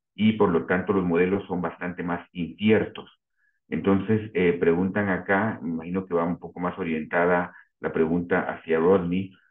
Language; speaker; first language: Spanish; native; Spanish